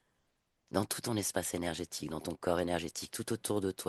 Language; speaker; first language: French; native; French